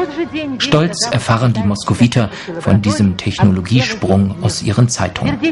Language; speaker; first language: German; native; German